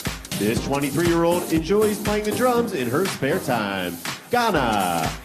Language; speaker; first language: English; native; English